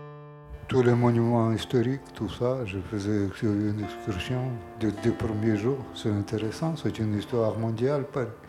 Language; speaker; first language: French; non-native, fluent; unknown